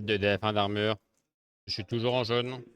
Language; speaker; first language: French; native; French